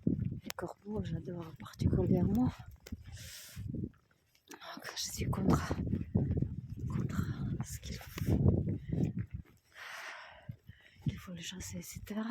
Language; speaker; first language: French; non-native, fluent; Russian